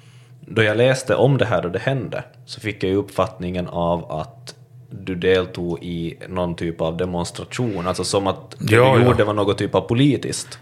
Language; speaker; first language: Swedish; native; Swedish